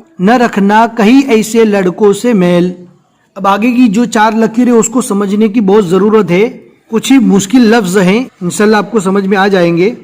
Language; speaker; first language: Urdu; non-native, local second language; Gujarati